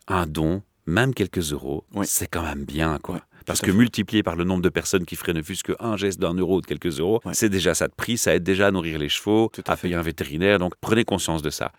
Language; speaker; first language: French; native; French